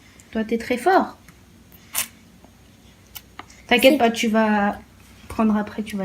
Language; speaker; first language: French; native; French